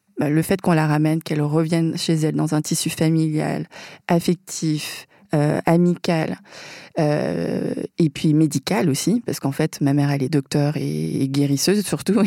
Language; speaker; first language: French; early bilingual, other home language; Vietnamese